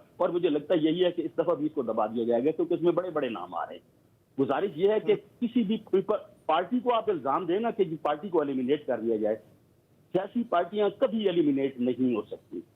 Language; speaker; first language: Urdu; non-native, local second language; Punjabi